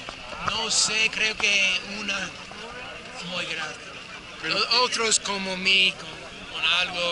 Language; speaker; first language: Spanish; non-native, learner; English